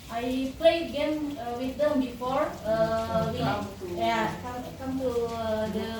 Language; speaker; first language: English; non-native, learner; Indonesian